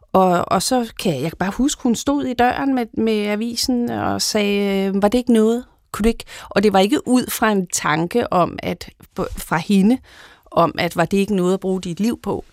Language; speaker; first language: Danish; native; Danish